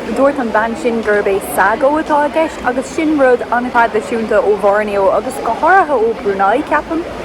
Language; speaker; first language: Irish; native; Irish